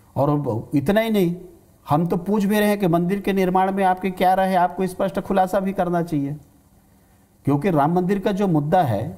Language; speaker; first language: Hindi; native; Hindi